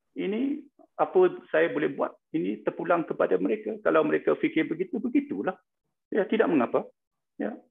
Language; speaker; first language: Malay; non-native, local second language; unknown